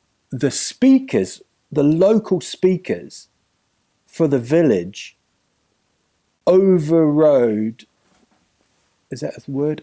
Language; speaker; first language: English; native; English